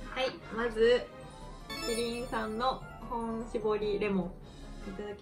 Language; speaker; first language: Japanese; native; Japanese